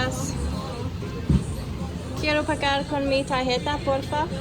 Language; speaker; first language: Spanish; non-native, learner; English